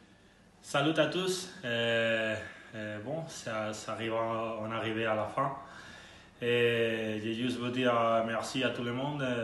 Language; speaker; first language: French; non-native, learner; Spanish